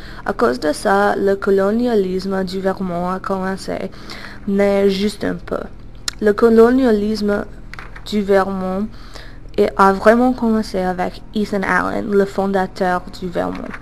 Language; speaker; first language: French; non-native, learner; English